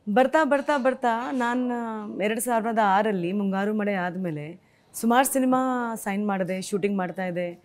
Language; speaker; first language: Kannada; non-native, fluent; Hindi